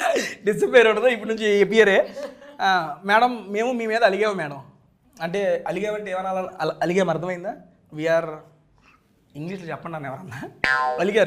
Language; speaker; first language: Telugu; native; Telugu